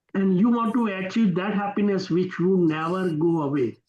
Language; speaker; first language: English; non-native, local second language; Gujarati